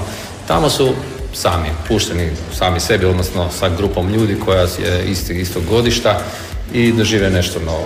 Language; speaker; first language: Serbian; native; Serbian